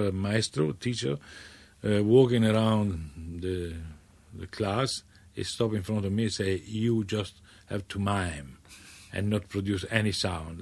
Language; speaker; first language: English; non-native, fluent; Italian